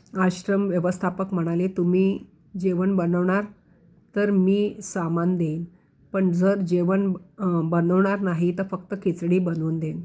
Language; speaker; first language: Marathi; non-native, local second language; Konkani